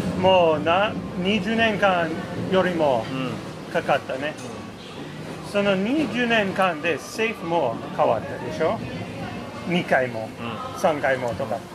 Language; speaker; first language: Japanese; non-native, fluent; English